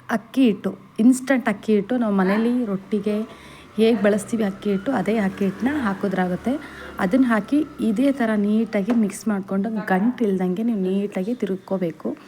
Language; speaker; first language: Kannada; native; Kannada